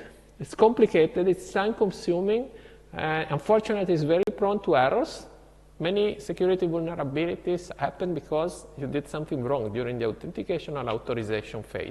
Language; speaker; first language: English; non-native, fluent; Italian